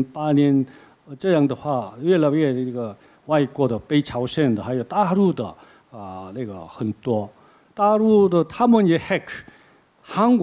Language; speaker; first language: Chinese; non-native, learner; Korean